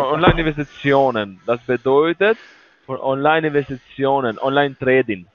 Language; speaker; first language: German; non-native, learner; Spanish